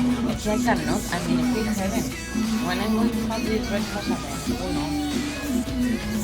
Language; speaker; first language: English; non-native, learner; Spanish